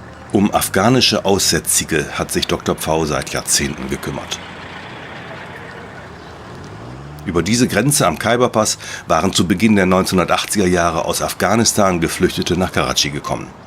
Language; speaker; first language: German; native; German